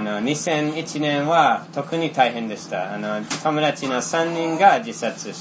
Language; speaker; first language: Japanese; non-native, fluent; Finnish